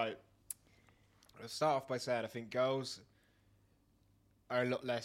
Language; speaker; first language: English; native; English